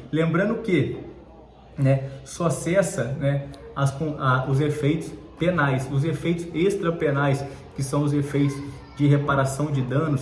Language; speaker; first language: Portuguese; native; Portuguese